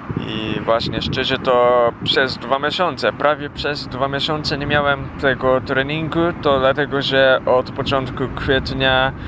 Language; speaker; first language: Polish; non-native, fluent; Japanese